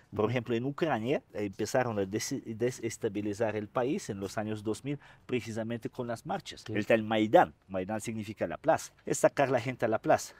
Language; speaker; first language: Spanish; non-native, fluent; Russian